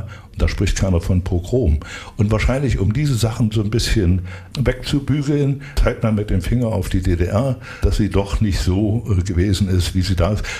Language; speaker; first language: German; native; German